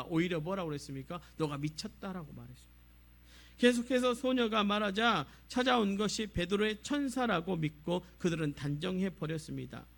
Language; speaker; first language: Korean; native; Korean